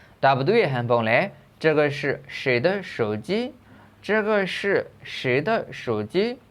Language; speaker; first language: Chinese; non-native, fluent; Burmese